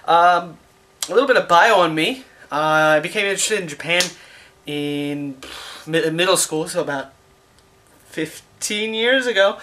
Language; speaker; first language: English; native; English